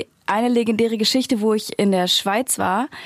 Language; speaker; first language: German; native; German